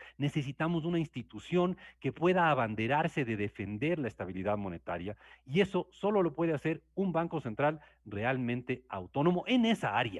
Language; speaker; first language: Spanish; native; Spanish